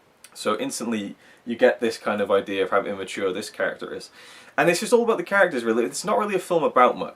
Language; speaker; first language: English; native; English